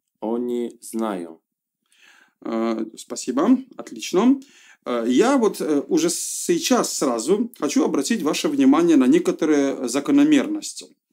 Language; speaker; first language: Russian; non-native, fluent; Polish